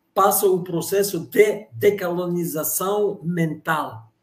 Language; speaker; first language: Portuguese; non-native, fluent; Russian